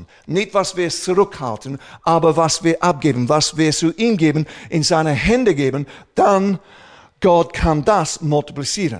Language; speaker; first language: German; non-native, fluent; English